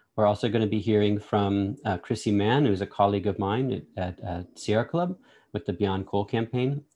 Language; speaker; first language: English; native; English